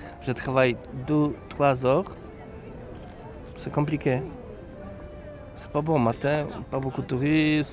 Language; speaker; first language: French; non-native, learner; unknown